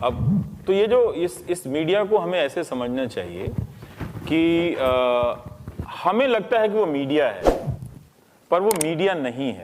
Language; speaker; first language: Hindi; native; Hindi